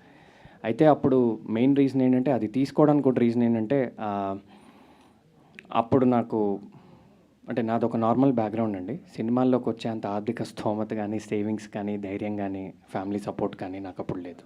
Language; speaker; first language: Telugu; native; Telugu